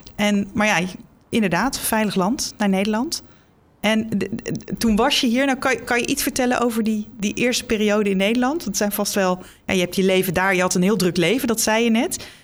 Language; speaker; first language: Dutch; native; Dutch